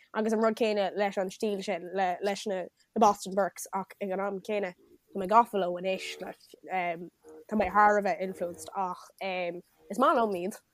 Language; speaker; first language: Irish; native; Irish